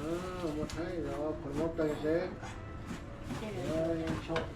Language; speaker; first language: Japanese; native; Japanese